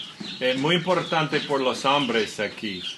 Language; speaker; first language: Spanish; non-native, learner; English